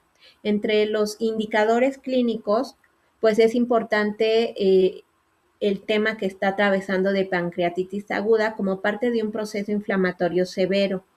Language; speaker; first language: Spanish; native; Spanish